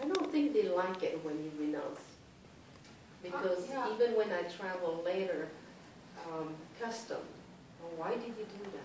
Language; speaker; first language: English; non-native, fluent; German